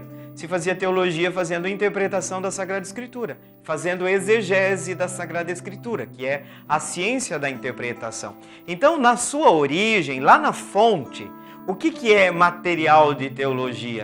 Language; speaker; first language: Portuguese; native; Portuguese